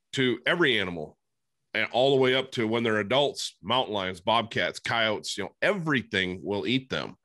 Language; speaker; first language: English; native; English